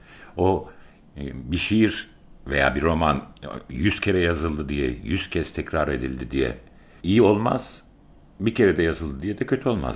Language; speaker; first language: Turkish; native; Turkish